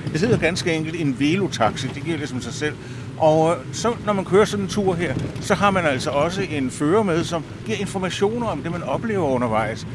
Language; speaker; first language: Danish; native; Danish